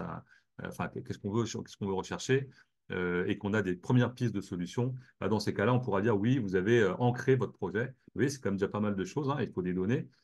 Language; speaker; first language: French; native; French